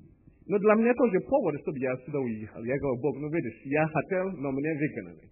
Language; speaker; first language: Russian; non-native, learner; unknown